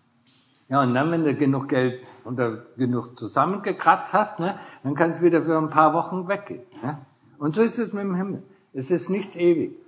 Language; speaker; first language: German; non-native, fluent; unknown